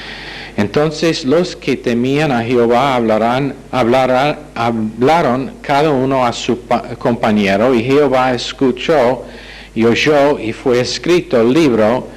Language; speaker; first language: Spanish; non-native, fluent; English